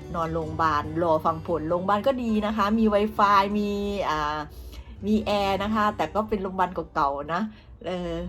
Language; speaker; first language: Thai; native; Thai